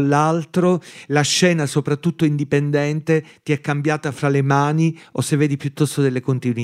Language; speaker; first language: Italian; native; Italian